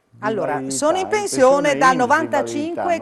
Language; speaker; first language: Italian; native; Italian